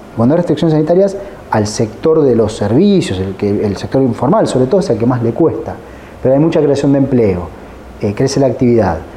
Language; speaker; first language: Spanish; native; Spanish